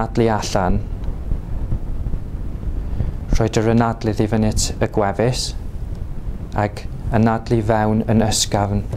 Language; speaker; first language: Welsh; non-native, local second language; English